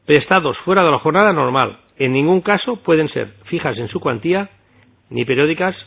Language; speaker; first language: Spanish; non-native, local second language; Catalan